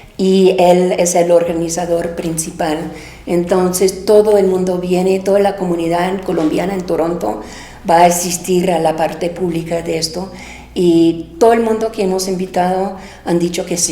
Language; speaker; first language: Spanish; non-native, fluent; English